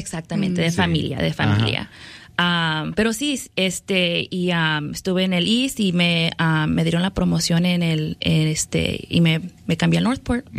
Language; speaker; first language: Spanish; early bilingual, other home language; English